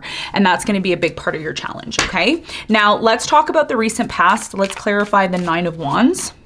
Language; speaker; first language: English; native; English